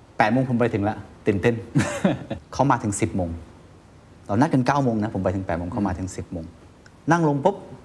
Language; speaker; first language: Thai; non-native, fluent; Chinese